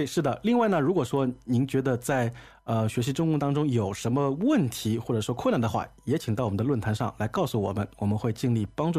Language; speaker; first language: Chinese; native; Chinese